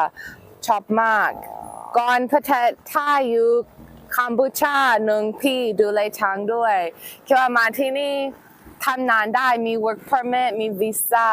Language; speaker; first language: Thai; non-native, learner; English